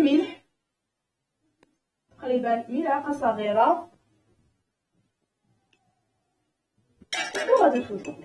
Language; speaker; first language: Arabic; native; Arabic